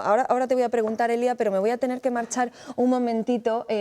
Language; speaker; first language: Spanish; native; Spanish